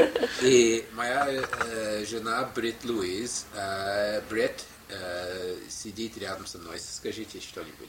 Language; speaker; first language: Russian; non-native, fluent; English